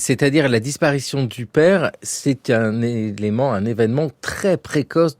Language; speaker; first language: French; native; French